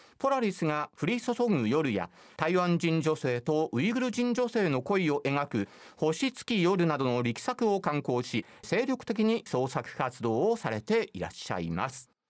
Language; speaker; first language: Japanese; native; Japanese